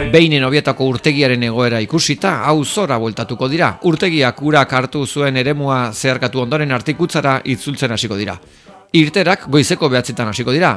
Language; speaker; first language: Basque; native; Basque